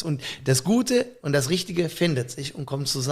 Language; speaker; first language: German; native; German